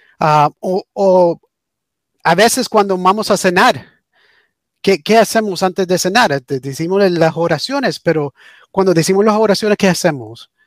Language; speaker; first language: Spanish; early bilingual, heritage; English